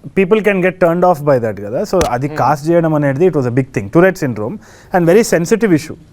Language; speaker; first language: Telugu; native; Telugu